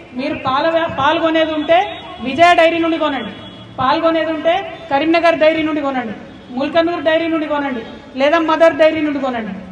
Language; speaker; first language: Telugu; native; Telugu